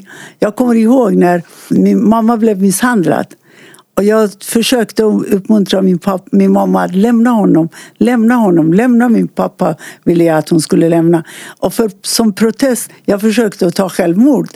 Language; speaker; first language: Swedish; non-native, fluent; Persian